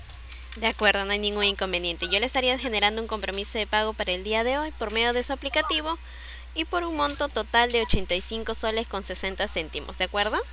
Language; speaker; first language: Spanish; native; Spanish